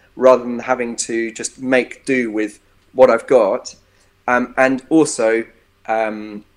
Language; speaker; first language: English; native; English